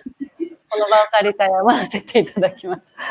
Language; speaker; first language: Japanese; native; Japanese